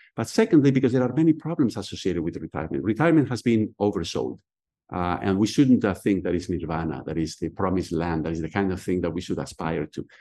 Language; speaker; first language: English; non-native, fluent; Spanish